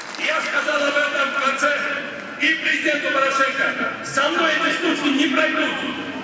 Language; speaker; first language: Russian; non-native, local second language; Georgian